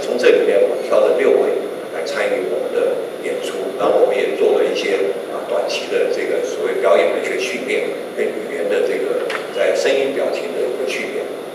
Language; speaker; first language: Chinese; native; Chinese